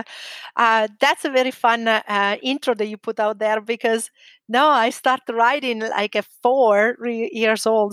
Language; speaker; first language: English; non-native, fluent; Italian